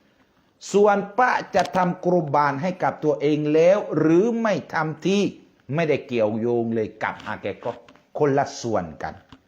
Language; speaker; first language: Thai; non-native, local second language; Malay